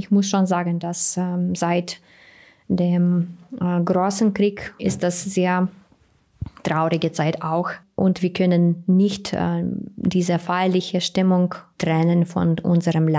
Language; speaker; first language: German; non-native, fluent; Ukrainian